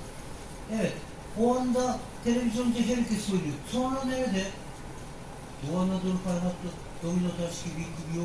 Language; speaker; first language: Turkish; non-native, learner; Japanese